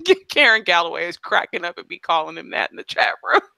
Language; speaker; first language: English; native; English